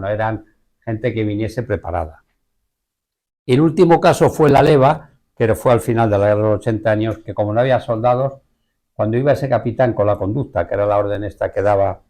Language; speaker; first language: Spanish; native; Spanish